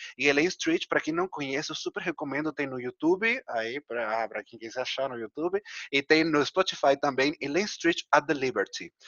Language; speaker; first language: Portuguese; non-native, fluent; Spanish